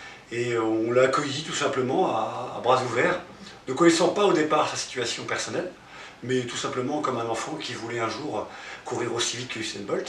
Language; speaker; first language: French; native; French